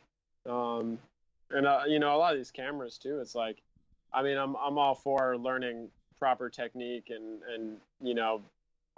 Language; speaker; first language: English; native; English